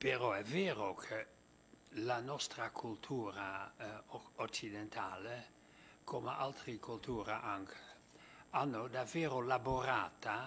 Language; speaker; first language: Italian; non-native, fluent; Dutch